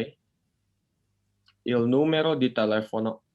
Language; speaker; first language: Italian; non-native, fluent; Indonesian